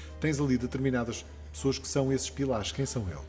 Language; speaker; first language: Portuguese; native; Portuguese